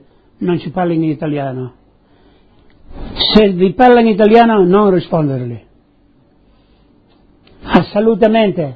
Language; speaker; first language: Italian; early bilingual, heritage; Italian